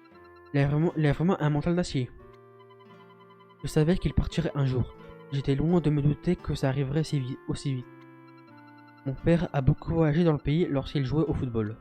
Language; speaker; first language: French; native; French